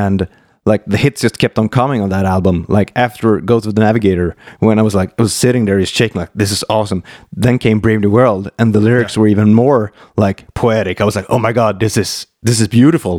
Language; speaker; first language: English; non-native, fluent; Swedish